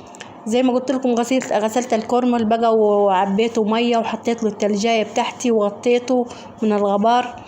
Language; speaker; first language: Arabic; native; Arabic